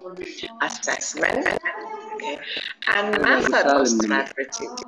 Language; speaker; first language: English; non-native, fluent; Indonesian